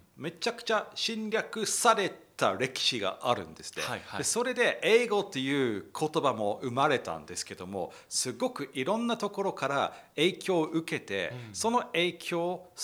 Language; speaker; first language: Japanese; non-native, fluent; English